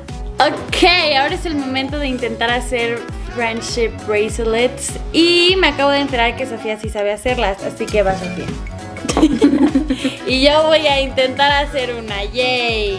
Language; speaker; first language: Spanish; native; Spanish